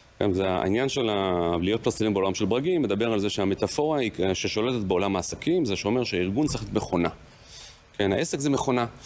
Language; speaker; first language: Hebrew; native; Hebrew